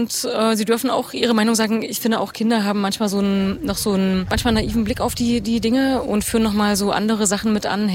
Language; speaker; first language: German; native; German